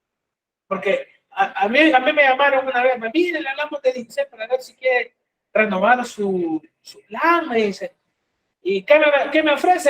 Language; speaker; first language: Spanish; native; Spanish